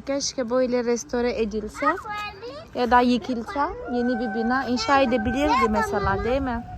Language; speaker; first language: Turkish; non-native, fluent; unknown